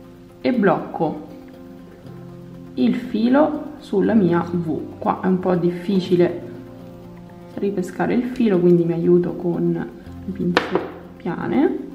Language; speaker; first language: Italian; native; Italian